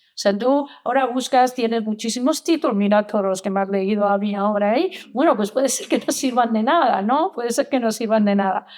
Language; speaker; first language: Spanish; non-native, fluent; Italian